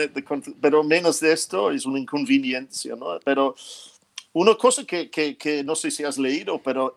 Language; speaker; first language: Spanish; non-native, fluent; English